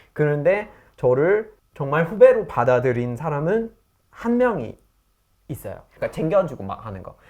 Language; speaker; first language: Korean; non-native, fluent; English